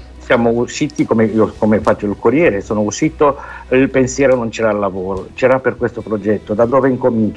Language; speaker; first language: Italian; non-native, fluent; Romanian